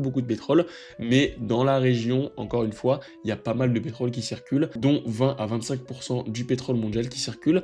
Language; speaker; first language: French; native; French